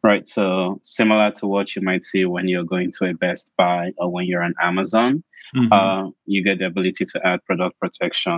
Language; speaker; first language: English; non-native, local second language; Igbo